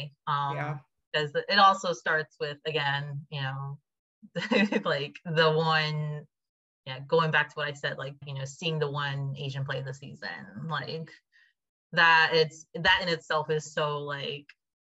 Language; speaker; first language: English; native; English